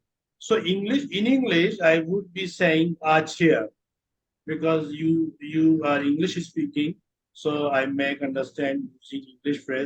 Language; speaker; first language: English; non-native, local second language; Urdu